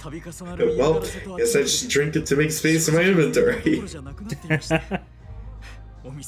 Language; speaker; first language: English; native; English